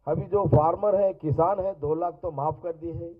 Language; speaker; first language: Hindi; non-native, local second language; Telugu